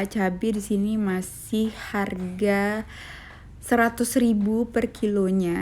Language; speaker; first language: Indonesian; native; Indonesian